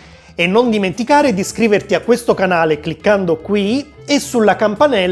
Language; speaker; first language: Italian; native; Italian